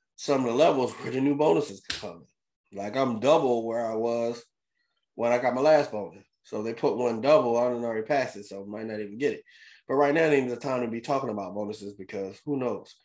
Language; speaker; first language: English; native; English